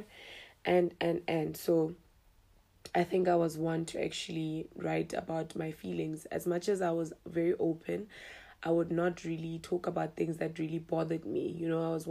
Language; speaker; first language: English; non-native, local second language; Tswana